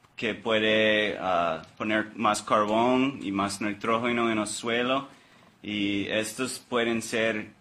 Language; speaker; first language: Spanish; non-native, learner; English